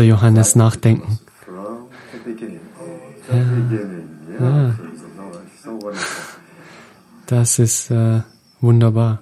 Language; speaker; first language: German; non-native, fluent; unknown